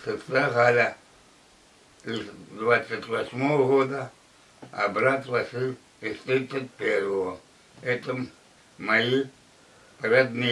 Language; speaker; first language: Russian; non-native, local second language; Ukrainian